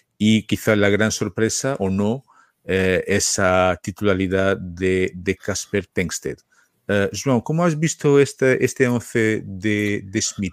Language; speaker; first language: Spanish; non-native, fluent; Portuguese